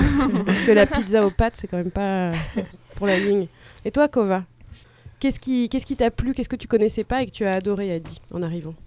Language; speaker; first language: French; native; French